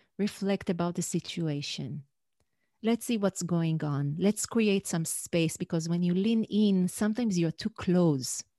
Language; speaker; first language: English; non-native, fluent; Hebrew